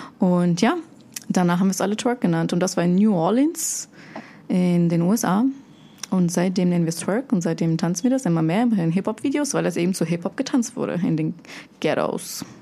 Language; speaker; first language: German; early bilingual, other home language; Russian